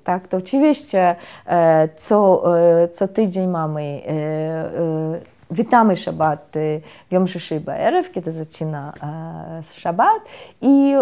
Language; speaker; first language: Polish; non-native, fluent; Russian